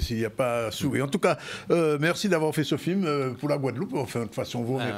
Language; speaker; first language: French; native; French